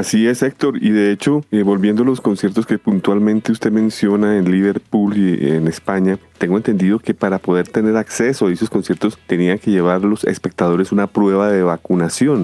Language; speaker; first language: Spanish; native; Spanish